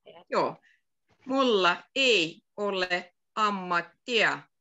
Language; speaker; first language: Finnish; native; Finnish